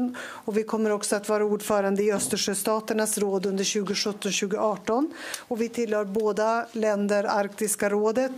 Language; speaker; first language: Swedish; native; Swedish